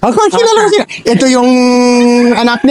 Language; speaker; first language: Filipino; non-native, learner; English